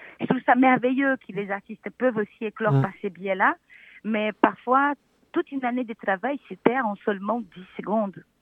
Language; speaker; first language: French; non-native, fluent; Portuguese